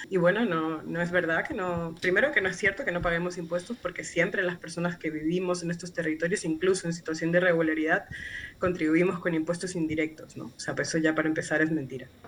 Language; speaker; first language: Spanish; native; Spanish